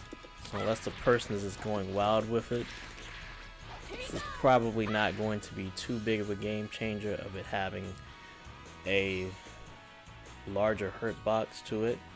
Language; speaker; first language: English; native; English